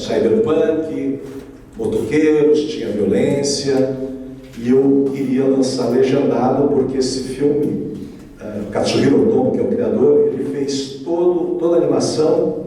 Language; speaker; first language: Portuguese; native; Portuguese